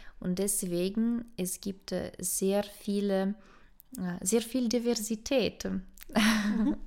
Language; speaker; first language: German; non-native, fluent; Ukrainian